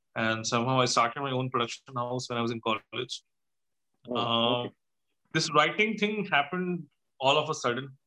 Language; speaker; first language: English; non-native, local second language; Hindi